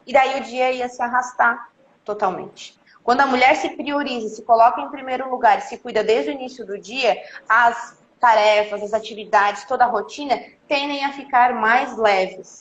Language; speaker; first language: Portuguese; native; Portuguese